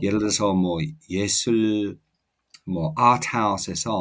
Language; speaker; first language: Korean; non-native, fluent; English